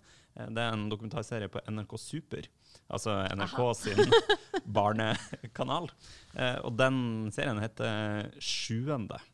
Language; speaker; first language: Norwegian; native; Norwegian